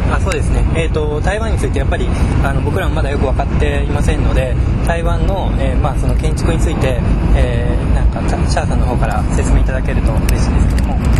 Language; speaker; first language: Japanese; native; Japanese